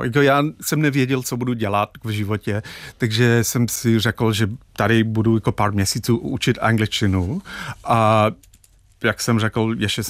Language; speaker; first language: Czech; non-native, fluent; English